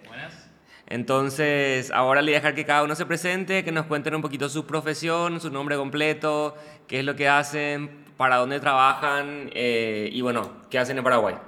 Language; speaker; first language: Spanish; native; Spanish